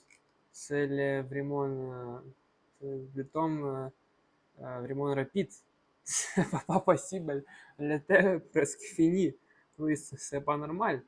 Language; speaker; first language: French; non-native, learner; Russian